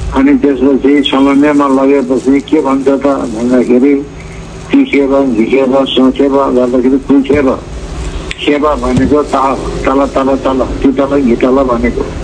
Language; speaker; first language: Nepali; non-native, local second language; Gurung